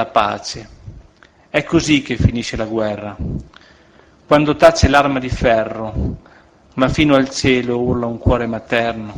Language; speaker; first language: Italian; native; Italian